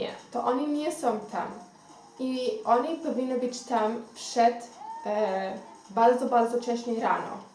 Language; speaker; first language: Polish; non-native, learner; Xhosa